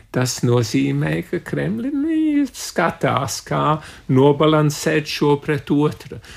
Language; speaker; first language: Latvian; early bilingual, heritage; Latvian